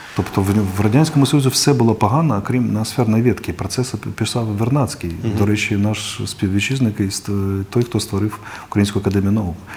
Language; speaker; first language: Ukrainian; non-native, local second language; Russian